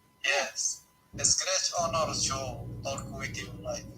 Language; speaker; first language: English; non-native, learner; Arabic